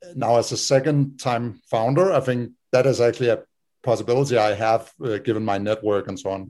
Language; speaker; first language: English; non-native, fluent; Danish